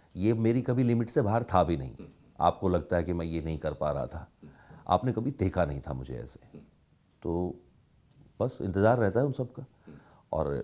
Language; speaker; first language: Hindi; native; Hindi